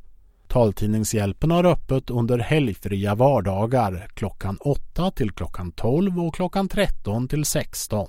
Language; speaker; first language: Swedish; native; Swedish